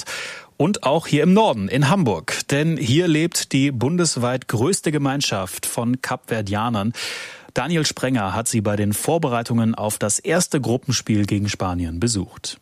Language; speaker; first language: German; native; German